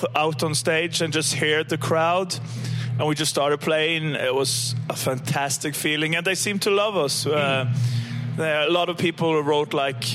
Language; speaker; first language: English; non-native, fluent; Norwegian